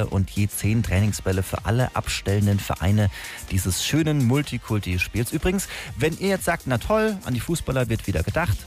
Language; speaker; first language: German; native; German